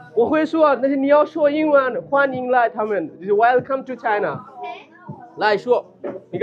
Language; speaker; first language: Chinese; non-native, learner; Bangla